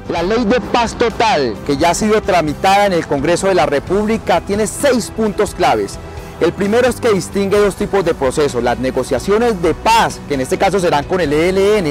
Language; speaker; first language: Spanish; native; Spanish